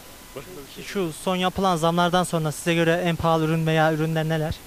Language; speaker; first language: Turkish; native; Turkish